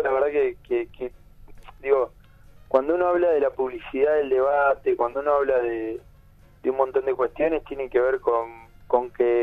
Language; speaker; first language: Spanish; native; Spanish